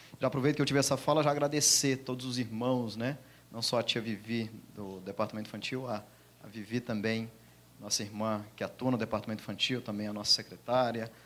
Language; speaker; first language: Portuguese; native; Portuguese